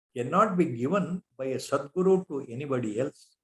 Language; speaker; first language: English; non-native, local second language; Kannada